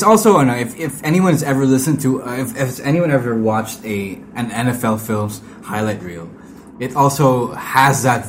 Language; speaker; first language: English; non-native, local second language; Filipino